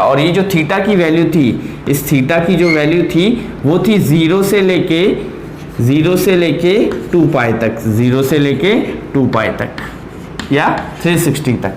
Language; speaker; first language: Hindi; native; Hindi